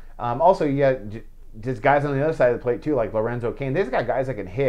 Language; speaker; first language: English; native; English